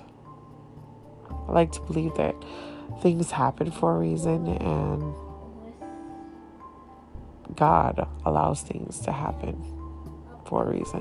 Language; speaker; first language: English; early bilingual, other home language; Haitian Creole